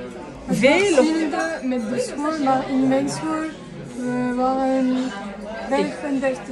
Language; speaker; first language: Dutch; non-native, learner; French